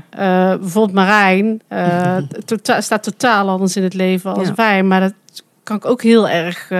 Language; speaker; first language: Dutch; native; Dutch